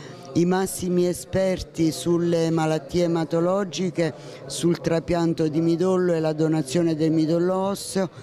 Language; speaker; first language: Italian; native; Italian